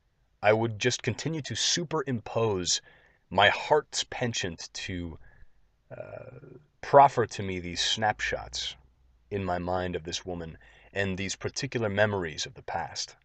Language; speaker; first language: English; native; English